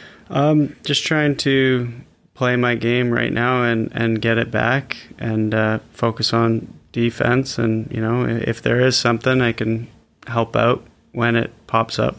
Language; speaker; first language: English; native; English